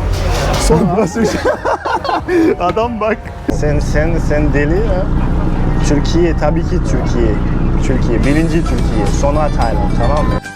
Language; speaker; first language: Turkish; non-native, fluent; Spanish